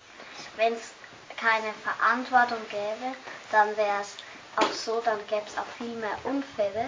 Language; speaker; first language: German; native; German